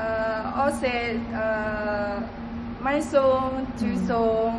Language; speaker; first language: Cantonese; non-native, learner; Indonesian